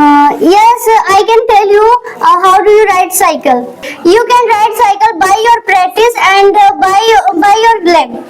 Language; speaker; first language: English; non-native, learner; Hindi